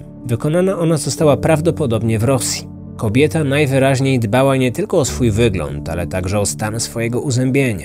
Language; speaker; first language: Polish; native; Polish